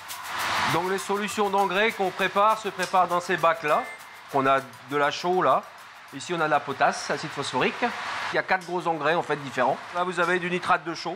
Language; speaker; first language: French; native; French